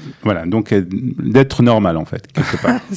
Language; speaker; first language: French; native; French